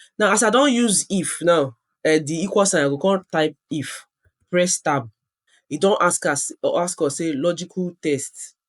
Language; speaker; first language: Nigerian Pidgin; non-native, local second language; Yoruba